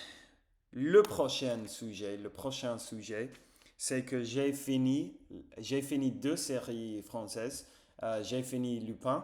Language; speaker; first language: French; non-native, fluent; English